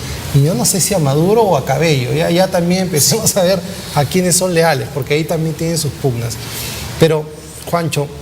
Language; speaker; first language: Spanish; native; Spanish